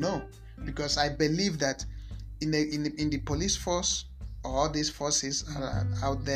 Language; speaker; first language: English; non-native, local second language; Igbo